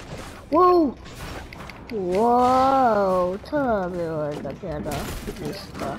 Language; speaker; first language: Polish; early bilingual, heritage; Polish